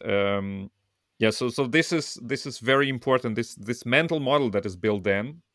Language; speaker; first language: English; non-native, fluent; Russian